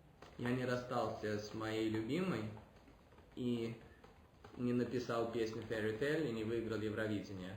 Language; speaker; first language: Russian; early bilingual, heritage; Russian